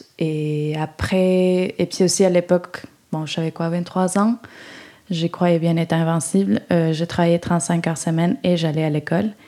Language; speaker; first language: French; non-native, fluent; Spanish